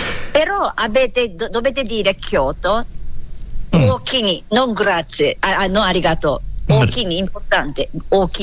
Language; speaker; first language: Italian; non-native, learner; Japanese